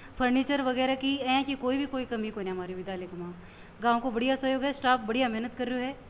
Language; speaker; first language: Hindi; native; Hindi